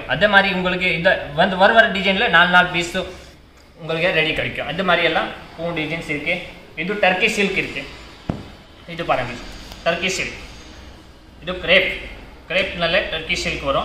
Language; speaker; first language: Tamil; non-native, learner; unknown